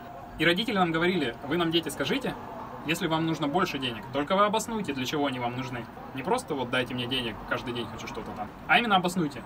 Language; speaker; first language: Russian; native; Russian